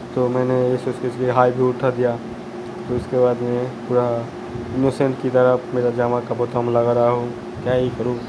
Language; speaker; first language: Hindi; non-native, local second language; Bangla